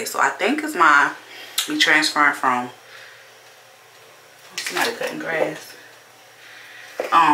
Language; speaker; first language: English; native; English